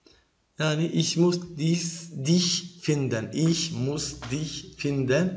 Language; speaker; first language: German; non-native, fluent; Turkish